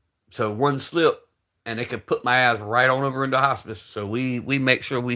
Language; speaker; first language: English; native; English